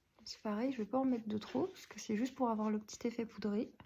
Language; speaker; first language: French; native; French